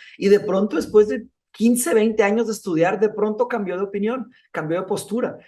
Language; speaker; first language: Spanish; early bilingual, other home language; Portuguese